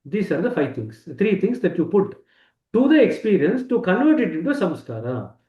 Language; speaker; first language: English; non-native, local second language; Kannada